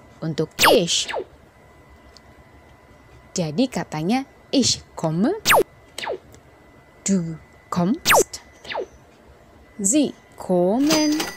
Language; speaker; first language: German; non-native, fluent; Indonesian